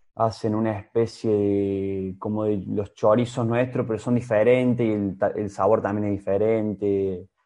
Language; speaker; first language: Spanish; native; Spanish